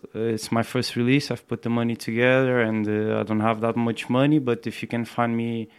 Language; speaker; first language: English; non-native, fluent; Portuguese